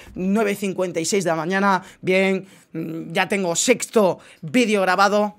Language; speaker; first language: Spanish; native; Spanish